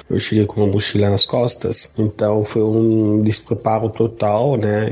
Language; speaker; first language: Portuguese; non-native, learner; Arabic